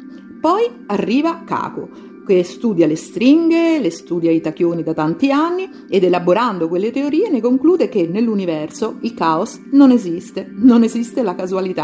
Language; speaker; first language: Italian; native; Italian